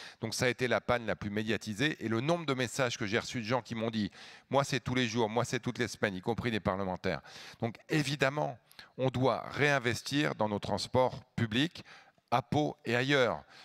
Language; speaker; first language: French; native; French